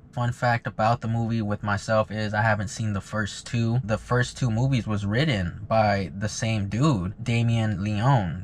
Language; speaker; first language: English; native; English